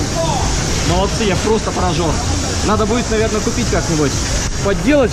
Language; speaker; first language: Russian; native; Russian